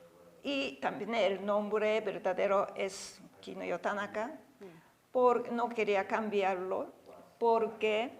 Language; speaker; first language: Spanish; non-native, fluent; Japanese